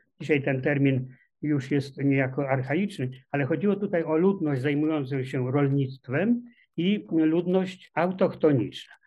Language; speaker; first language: Polish; native; Polish